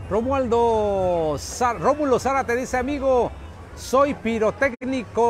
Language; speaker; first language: Spanish; native; Spanish